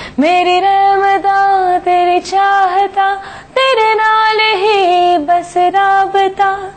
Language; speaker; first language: Hindi; non-native, local second language; Gujarati